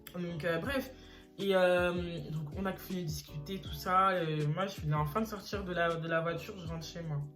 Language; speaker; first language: French; early bilingual, other home language; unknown